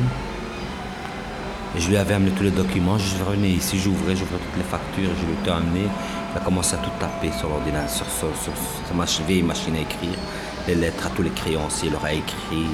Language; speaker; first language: French; native; French